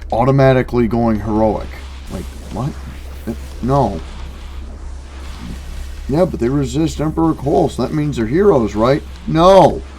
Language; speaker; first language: English; native; English